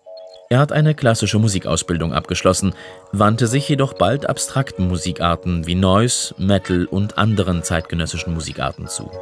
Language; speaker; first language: German; native; German